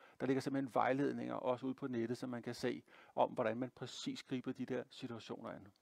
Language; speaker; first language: Danish; native; Danish